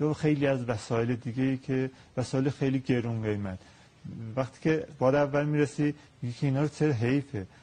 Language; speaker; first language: Persian; non-native, local second language; Azerbaijani